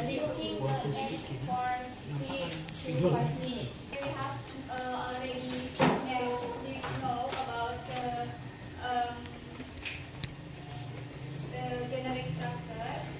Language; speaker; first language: English; non-native, learner; Indonesian